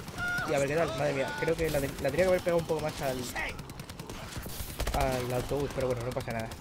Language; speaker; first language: Spanish; native; Spanish